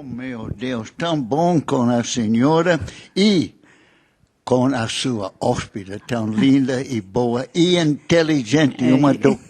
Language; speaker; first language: Portuguese; non-native, fluent; English